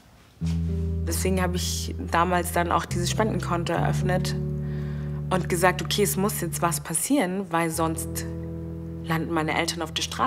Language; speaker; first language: German; early bilingual, other home language; Wolof